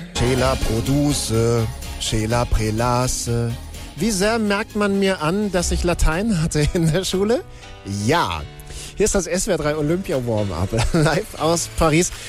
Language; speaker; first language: German; native; German